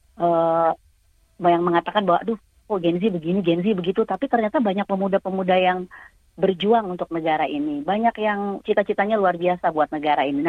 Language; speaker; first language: Indonesian; native; Indonesian